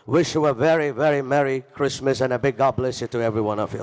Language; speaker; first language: English; non-native, local second language; Tamil